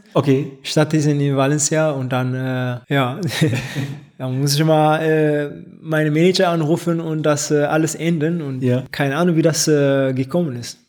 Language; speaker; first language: German; non-native, fluent; Tigrinya